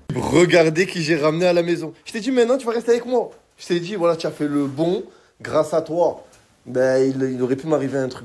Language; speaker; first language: French; native; French